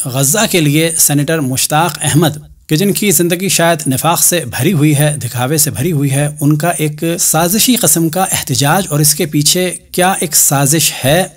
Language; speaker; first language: Urdu; native; Urdu